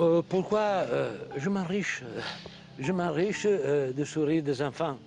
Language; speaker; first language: French; non-native, learner; Italian